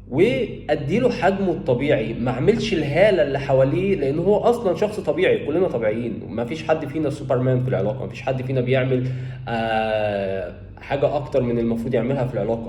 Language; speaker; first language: Arabic; native; Arabic